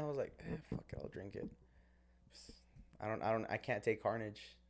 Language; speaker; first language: English; early bilingual, other home language; Spanish